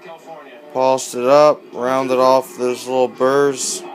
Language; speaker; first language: English; native; English